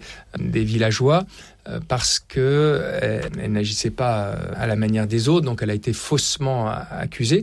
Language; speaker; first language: French; native; French